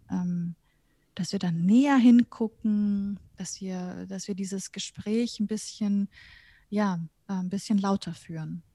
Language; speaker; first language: German; early bilingual, other home language; Central Kurdish